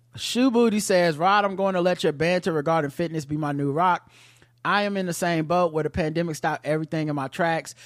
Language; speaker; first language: English; native; English